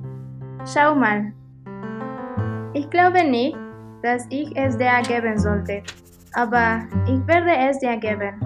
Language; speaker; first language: German; non-native, learner; Spanish